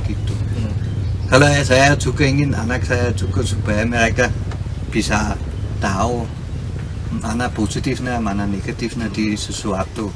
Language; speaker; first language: Indonesian; non-native, fluent; German